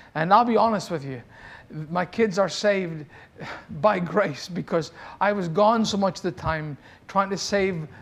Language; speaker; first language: English; native; English